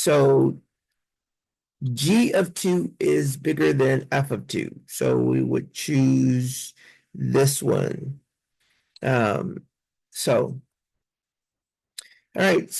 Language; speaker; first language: English; native; English